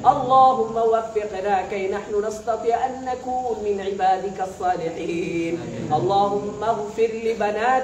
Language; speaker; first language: Arabic; non-native, fluent; Bangla